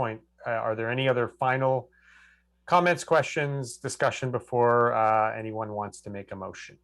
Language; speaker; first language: English; native; English